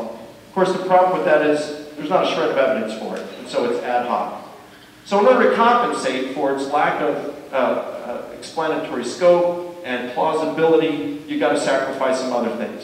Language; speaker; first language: English; native; English